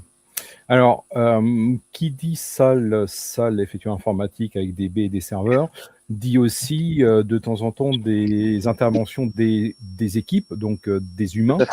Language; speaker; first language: French; native; French